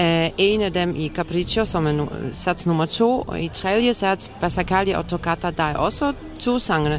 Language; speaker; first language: Danish; non-native, fluent; Polish